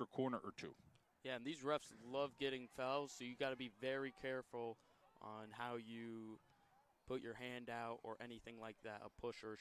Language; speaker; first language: English; native; English